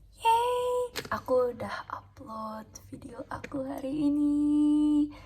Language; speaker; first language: Indonesian; native; Indonesian